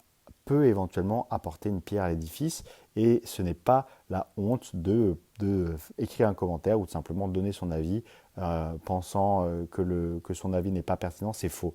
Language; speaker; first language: French; native; French